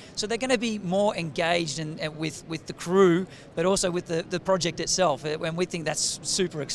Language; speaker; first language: English; native; English